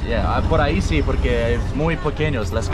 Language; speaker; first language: Spanish; non-native, learner; English